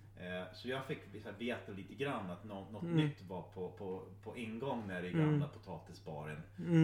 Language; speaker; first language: Swedish; non-native, fluent; English